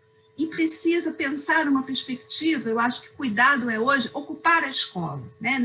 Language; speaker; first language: Portuguese; native; Portuguese